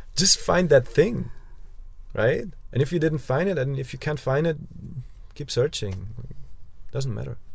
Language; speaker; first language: English; non-native, fluent; German